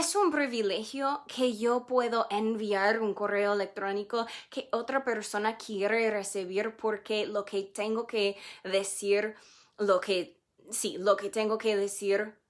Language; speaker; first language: Spanish; non-native, fluent; English